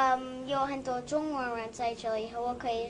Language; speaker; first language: Chinese; non-native, learner; English